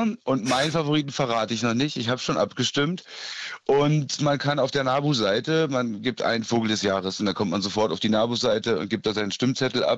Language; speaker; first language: German; native; German